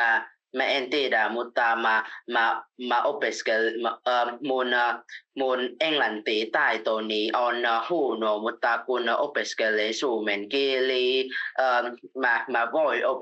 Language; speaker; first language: Finnish; non-native, learner; Vietnamese